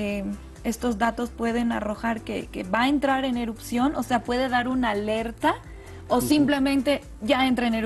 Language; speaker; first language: Spanish; native; Spanish